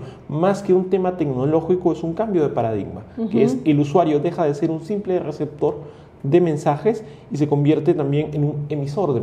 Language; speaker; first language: Spanish; native; Spanish